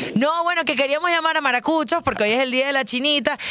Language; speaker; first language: Spanish; native; Spanish